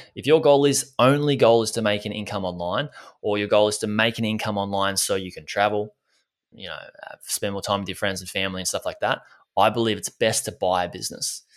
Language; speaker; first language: English; native; English